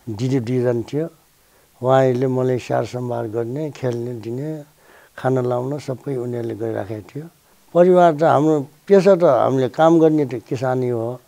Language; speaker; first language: Nepali; non-native, local second language; Newari